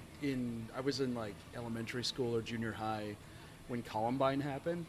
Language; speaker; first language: English; native; English